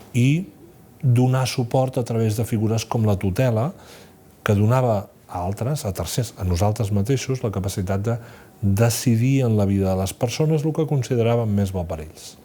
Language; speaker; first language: Catalan; native; Catalan